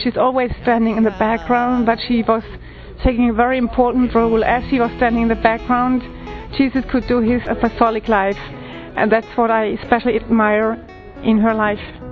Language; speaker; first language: English; non-native, fluent; German